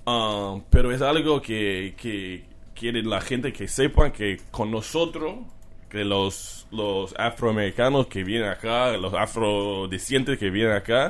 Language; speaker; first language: Spanish; non-native, learner; English